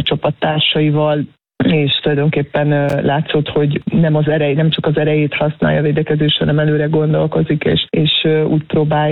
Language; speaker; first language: Hungarian; native; Hungarian